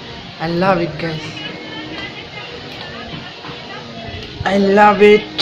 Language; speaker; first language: English; non-native, learner; Bangla